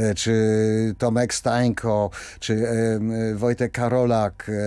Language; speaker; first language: Polish; native; Polish